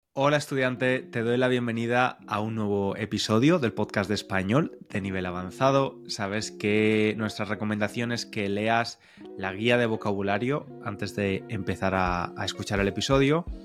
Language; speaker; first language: Spanish; native; Spanish